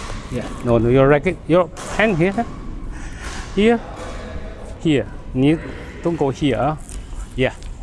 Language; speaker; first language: English; non-native, learner; Chinese